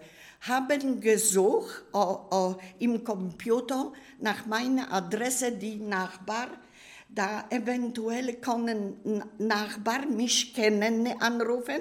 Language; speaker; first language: German; non-native, learner; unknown